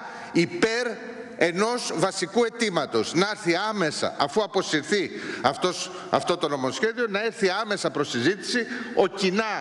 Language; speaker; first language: Greek; native; Greek